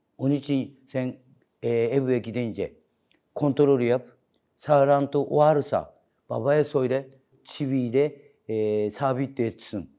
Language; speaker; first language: Turkish; non-native, learner; Japanese